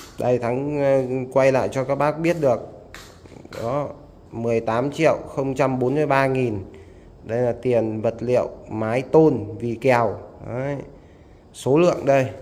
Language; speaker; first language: Vietnamese; native; Vietnamese